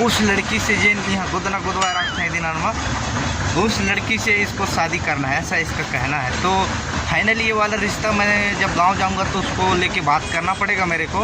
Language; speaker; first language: Hindi; non-native, local second language; Chhattisgarhi